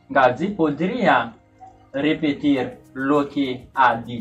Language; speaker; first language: Spanish; non-native, learner; Haitian Creole